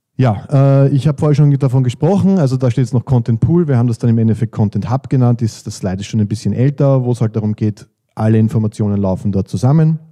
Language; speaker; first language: German; native; German